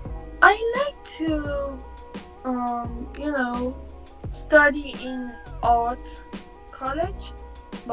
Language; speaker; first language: English; non-native, learner; Persian